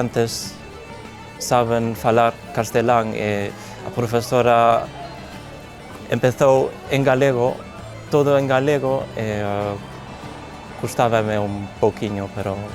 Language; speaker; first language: Galician; non-native, fluent; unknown